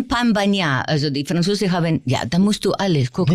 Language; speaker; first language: German; non-native, fluent; Spanish